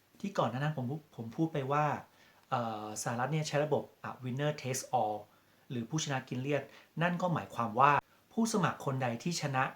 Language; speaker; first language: Thai; native; Thai